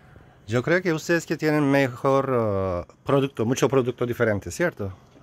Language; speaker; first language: Spanish; non-native, learner; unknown